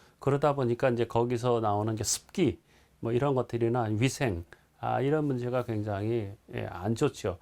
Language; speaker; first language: Korean; native; Korean